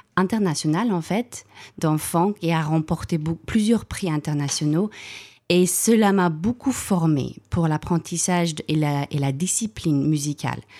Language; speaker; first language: French; non-native, fluent; English